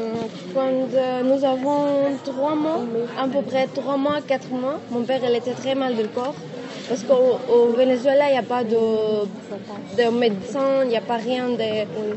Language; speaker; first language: French; non-native, learner; Arabic